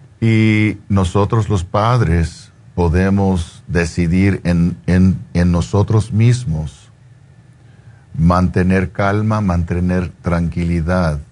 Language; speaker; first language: Spanish; early bilingual, heritage; Spanish